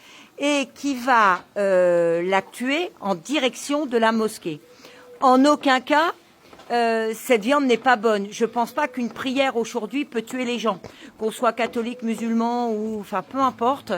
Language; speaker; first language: French; native; French